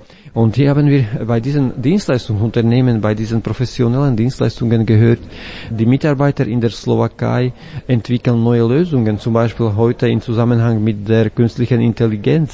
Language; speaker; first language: German; non-native, fluent; Slovak